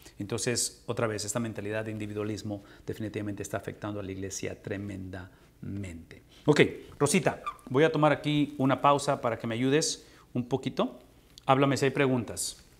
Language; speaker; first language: Spanish; native; Spanish